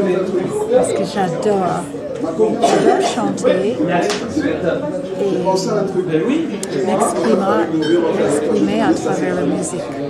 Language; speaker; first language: French; non-native, fluent; English